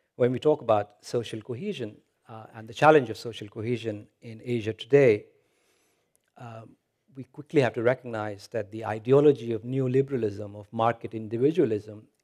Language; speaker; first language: English; non-native, local second language; Hindi